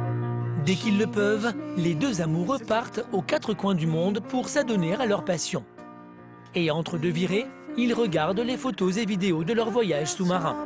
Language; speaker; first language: French; native; French